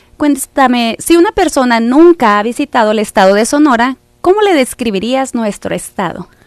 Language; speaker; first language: Spanish; native; Spanish